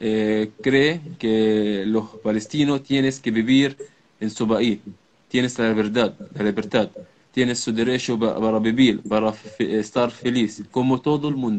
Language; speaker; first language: Spanish; non-native, learner; Arabic